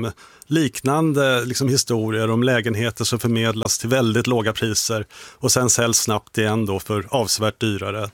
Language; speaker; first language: Swedish; native; Swedish